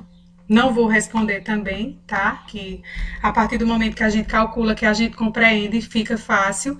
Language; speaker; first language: Portuguese; native; Portuguese